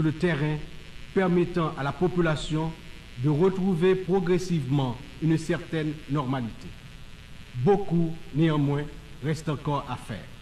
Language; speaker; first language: French; non-native, local second language; Haitian Creole